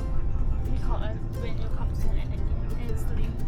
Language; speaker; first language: English; non-native, learner; Thai